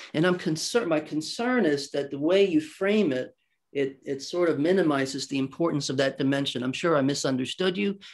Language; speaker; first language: English; early bilingual, other home language; Swedish